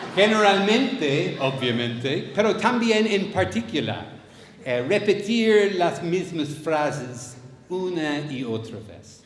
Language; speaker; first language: Spanish; non-native, fluent; English